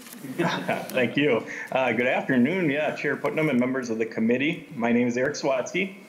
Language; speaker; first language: English; native; English